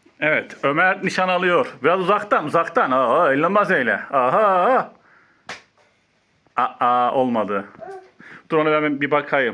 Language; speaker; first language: Turkish; native; Turkish